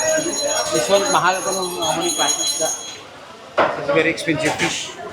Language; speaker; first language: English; non-native, learner; Hiligaynon